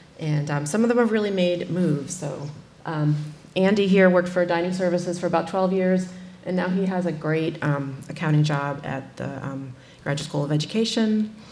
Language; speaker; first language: English; native; English